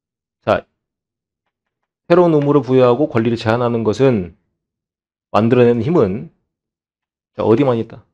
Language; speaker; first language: Korean; native; Korean